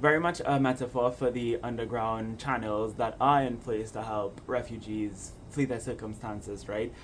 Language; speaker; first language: English; native; English